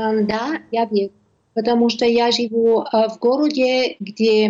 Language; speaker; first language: Russian; non-native, learner; German